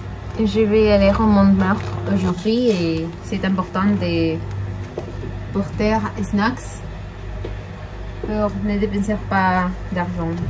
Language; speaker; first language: French; non-native, learner; Spanish